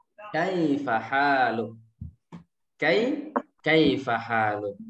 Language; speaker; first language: Arabic; non-native, fluent; Indonesian